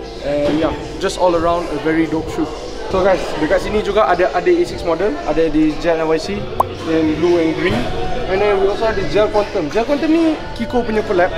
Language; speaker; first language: English; non-native, local second language; Malay